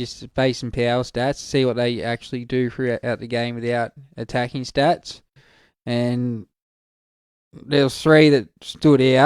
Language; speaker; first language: English; native; English